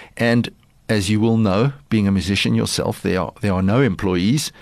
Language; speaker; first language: English; early bilingual, other home language; Lithuanian